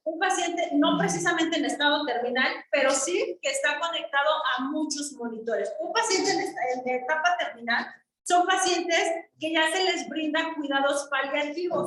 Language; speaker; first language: Spanish; native; Spanish